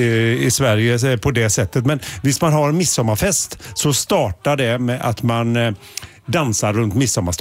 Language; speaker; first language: Swedish; native; Swedish